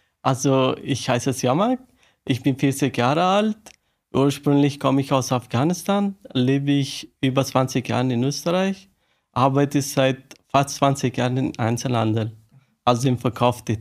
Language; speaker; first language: German; non-native, learner; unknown